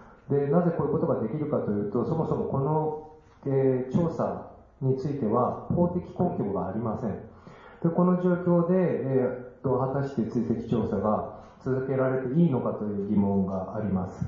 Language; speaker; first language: Japanese; native; Japanese